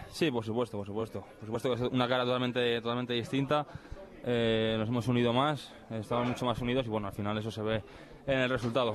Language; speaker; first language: Spanish; native; Spanish